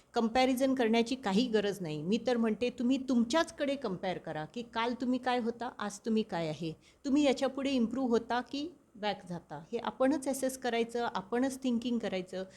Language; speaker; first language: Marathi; non-native, local second language; Konkani